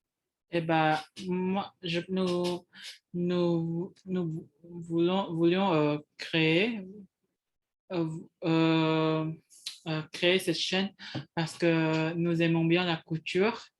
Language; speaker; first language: French; non-native, fluent; Indonesian